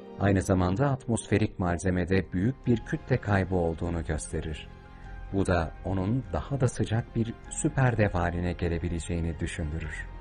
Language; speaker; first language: Turkish; native; Turkish